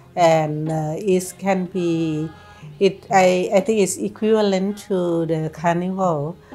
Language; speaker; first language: English; non-native, fluent; Thai